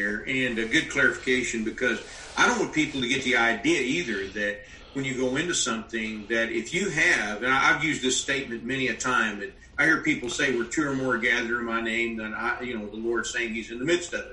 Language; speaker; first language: English; native; English